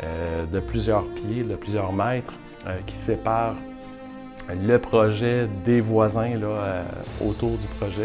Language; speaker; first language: French; native; French